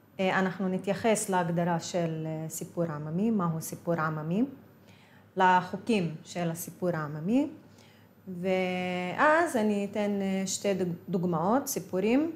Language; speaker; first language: Hebrew; non-native, local second language; Arabic